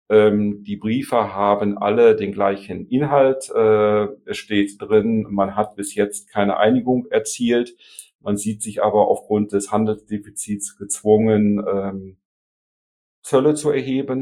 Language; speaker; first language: German; native; German